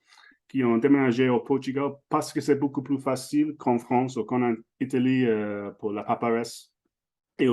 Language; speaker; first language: French; non-native, fluent; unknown